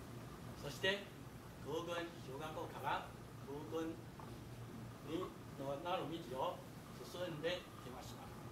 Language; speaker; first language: Japanese; non-native, fluent; Chinese